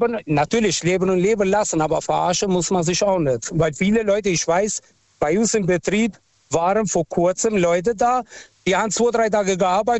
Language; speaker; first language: German; non-native, fluent; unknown